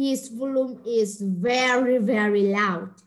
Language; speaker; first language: English; non-native, learner; Vietnamese